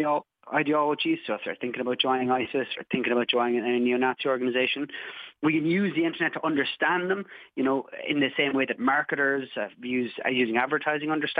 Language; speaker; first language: English; native; English